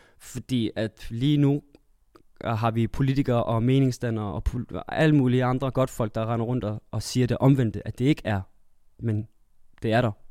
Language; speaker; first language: Danish; early bilingual, other home language; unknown